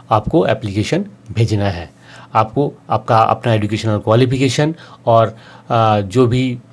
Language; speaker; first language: Hindi; native; Hindi